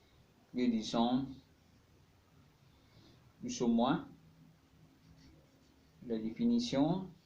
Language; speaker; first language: French; non-native, learner; Spanish